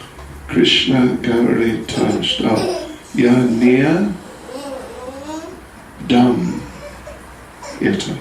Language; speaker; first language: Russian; non-native, learner; English